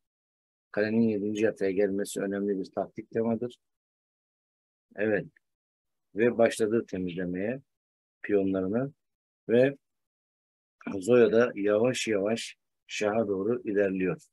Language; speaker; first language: Turkish; native; Turkish